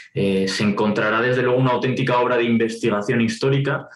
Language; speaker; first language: Spanish; native; Spanish